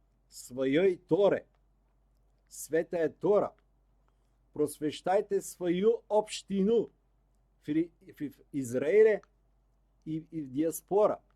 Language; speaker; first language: Russian; non-native, learner; Bulgarian